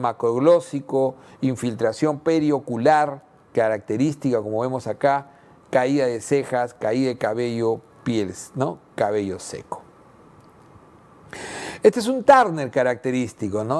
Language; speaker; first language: Spanish; native; Spanish